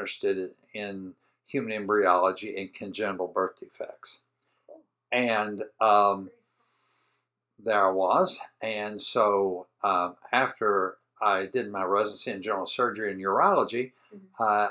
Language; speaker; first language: English; native; English